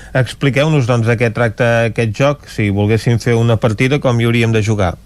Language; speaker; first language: Catalan; native; Catalan